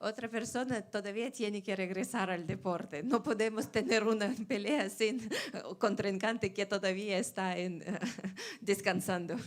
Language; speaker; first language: Spanish; non-native, fluent; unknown